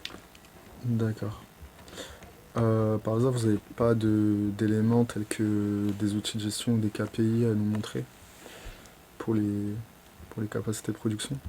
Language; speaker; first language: French; native; French